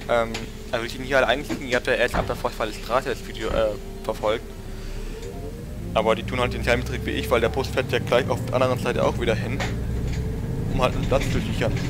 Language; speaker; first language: German; native; German